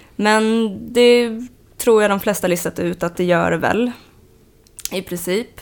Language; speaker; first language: Swedish; native; Swedish